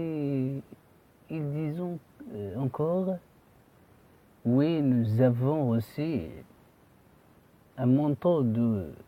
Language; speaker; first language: French; non-native, fluent; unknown